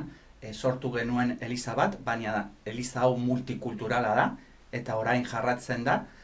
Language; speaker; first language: Basque; non-native, fluent; Spanish